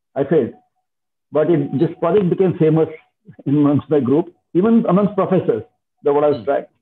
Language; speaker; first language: English; non-native, local second language; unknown